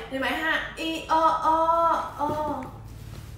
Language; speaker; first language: Chinese; non-native, learner; Vietnamese